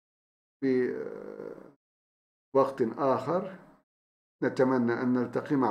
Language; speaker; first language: Arabic; non-native, fluent; Turkish